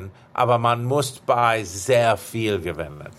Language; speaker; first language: German; non-native, fluent; English